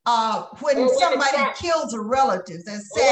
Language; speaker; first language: English; native; English